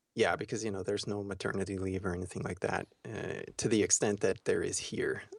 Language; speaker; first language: English; early bilingual, heritage; German